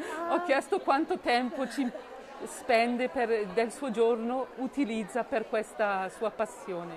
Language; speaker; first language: Italian; native; Italian